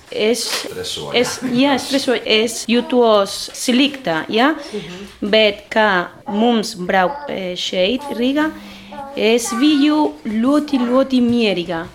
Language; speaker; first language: Latvian; non-native, learner; Spanish